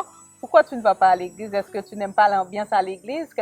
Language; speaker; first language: French; native; French